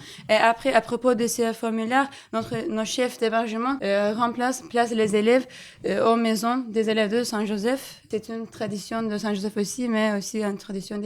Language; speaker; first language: French; non-native, fluent; Turkish